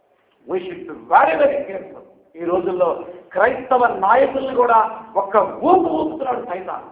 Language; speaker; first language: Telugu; native; Telugu